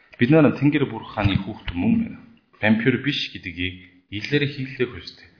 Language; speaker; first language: Mongolian; non-native, fluent; Korean